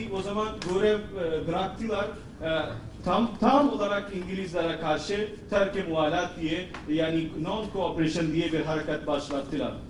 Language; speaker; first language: Turkish; non-native, fluent; Urdu